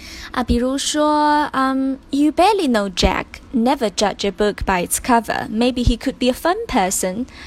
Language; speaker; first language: English; non-native, fluent; Chinese